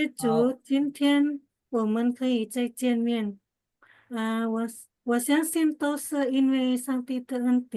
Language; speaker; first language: Chinese; non-native, learner; Indonesian